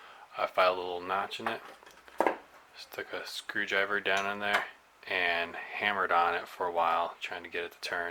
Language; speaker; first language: English; native; English